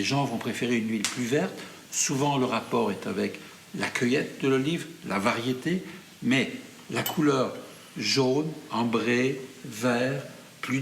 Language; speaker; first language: French; non-native, fluent; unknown